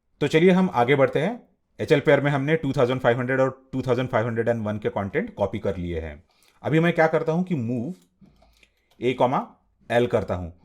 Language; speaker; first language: Hindi; non-native, local second language; Marathi